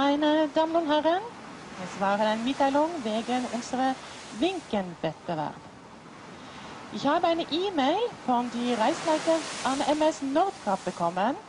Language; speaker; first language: German; non-native, learner; Norwegian